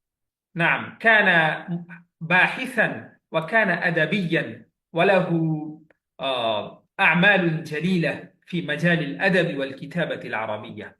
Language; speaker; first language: Arabic; non-native, fluent; Bangla